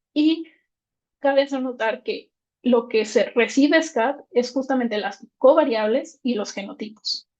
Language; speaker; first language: Spanish; native; Spanish